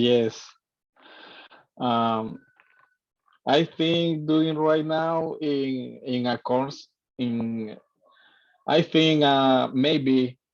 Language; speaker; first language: English; non-native, learner; Spanish